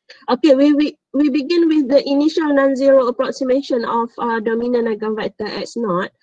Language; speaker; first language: English; non-native, local second language; Malay